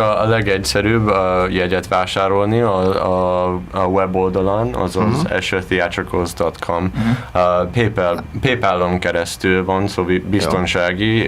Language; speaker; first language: Hungarian; non-native, learner; English